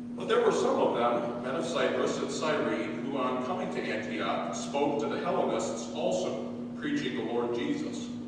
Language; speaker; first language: English; native; English